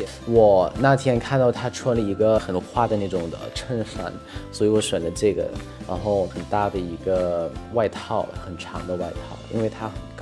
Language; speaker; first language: Chinese; non-native, fluent; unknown